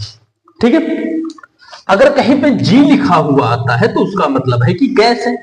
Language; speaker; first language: Hindi; native; Hindi